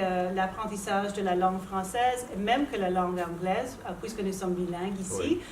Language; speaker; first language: French; non-native, local second language; English